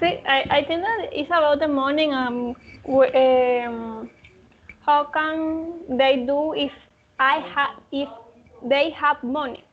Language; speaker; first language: English; non-native, learner; Spanish